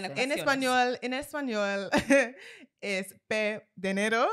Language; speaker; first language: Spanish; non-native, learner; English